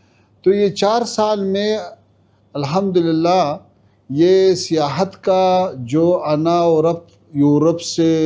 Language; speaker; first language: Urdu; non-native, fluent; Pashto